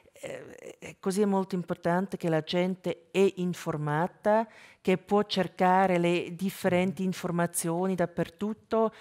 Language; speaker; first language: Italian; non-native, local second language; German